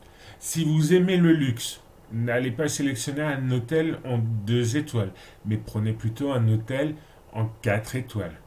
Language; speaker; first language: French; native; French